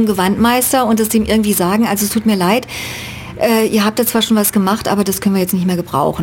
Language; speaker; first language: German; native; German